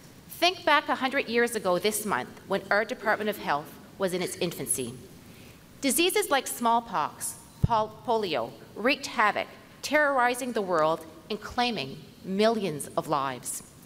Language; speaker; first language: English; non-native, local second language; French